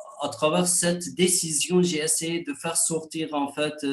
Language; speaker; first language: French; non-native, fluent; Kurdish